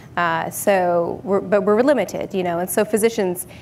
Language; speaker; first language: English; native; English